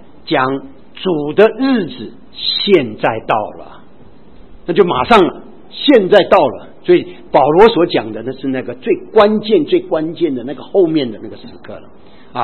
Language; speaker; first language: Chinese; native; Chinese